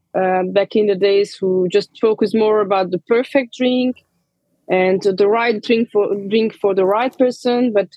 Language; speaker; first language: English; non-native, fluent; Romanian